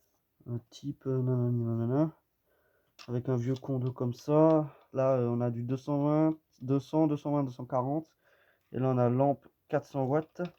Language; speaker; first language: French; native; French